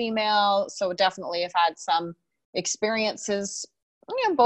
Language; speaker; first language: English; native; English